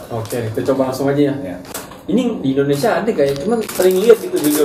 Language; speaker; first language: Indonesian; native; Indonesian